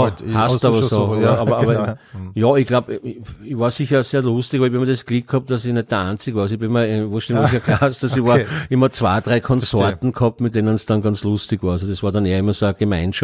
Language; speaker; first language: German; native; German